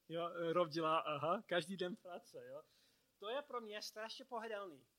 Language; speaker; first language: Czech; non-native, learner; English